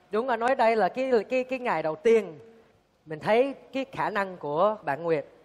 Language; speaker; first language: Vietnamese; early bilingual, heritage; Vietnamese